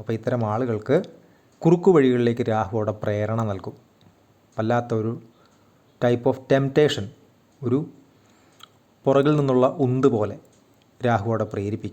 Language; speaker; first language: Malayalam; native; Malayalam